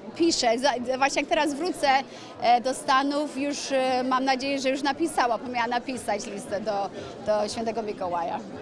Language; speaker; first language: Polish; early bilingual, heritage; Polish